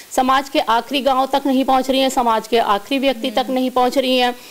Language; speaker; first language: Hindi; native; Hindi